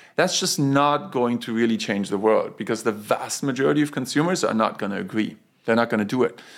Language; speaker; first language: English; non-native, fluent; German